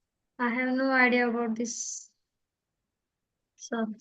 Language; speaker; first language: English; non-native, learner; Marathi